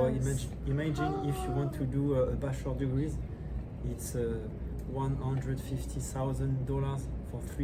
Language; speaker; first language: English; non-native, learner; French